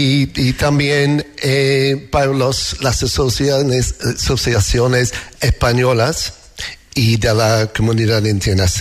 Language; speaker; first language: Spanish; non-native, learner; English